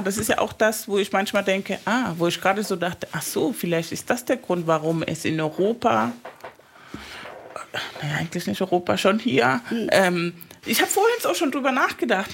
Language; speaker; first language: German; non-native, fluent; Spanish